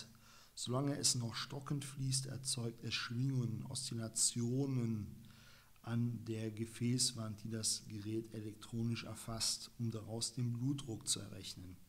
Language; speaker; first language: German; native; German